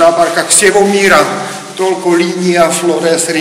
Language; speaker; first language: Russian; non-native, fluent; Czech